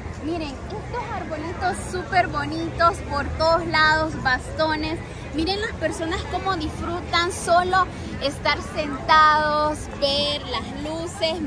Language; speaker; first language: Spanish; native; Spanish